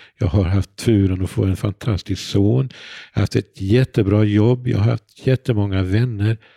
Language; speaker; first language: Swedish; native; Swedish